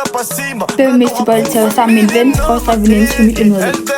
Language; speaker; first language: Danish; native; Danish